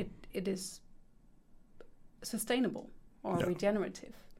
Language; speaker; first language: English; non-native, fluent; Dutch